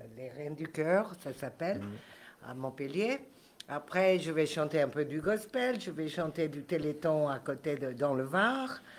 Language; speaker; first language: French; non-native, fluent; Spanish